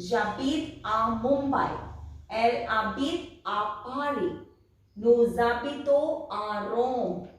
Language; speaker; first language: French; non-native, fluent; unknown